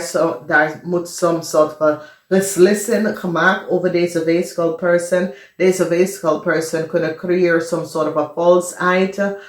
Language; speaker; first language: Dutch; non-native, fluent; English